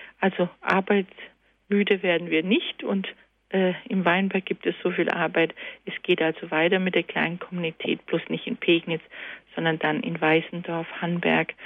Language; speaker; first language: German; early bilingual, other home language; Croatian